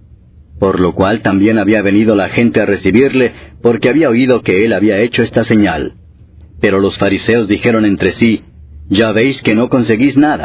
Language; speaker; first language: Spanish; native; Spanish